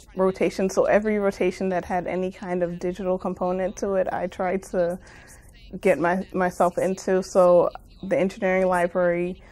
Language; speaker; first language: English; native; English